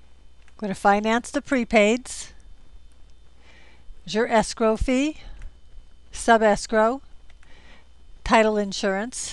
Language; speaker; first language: English; native; English